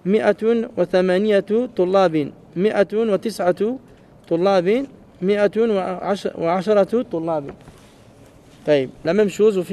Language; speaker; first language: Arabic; non-native, fluent; French